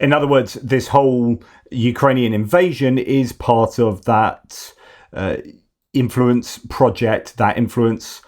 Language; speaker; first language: English; native; English